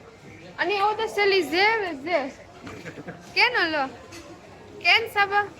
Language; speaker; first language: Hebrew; non-native, learner; Gujarati